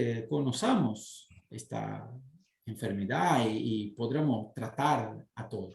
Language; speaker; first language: Spanish; non-native, fluent; Portuguese